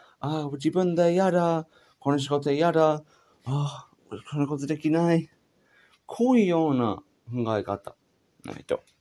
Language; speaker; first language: Japanese; non-native, learner; English